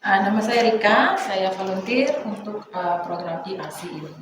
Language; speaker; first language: Indonesian; native; Indonesian